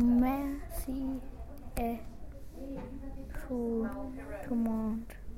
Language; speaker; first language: French; non-native, learner; English